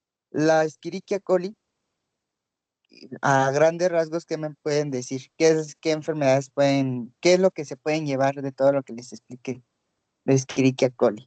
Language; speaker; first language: Spanish; native; Spanish